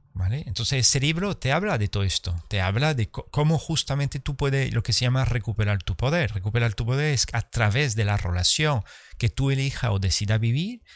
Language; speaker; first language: Spanish; early bilingual, heritage; Spanish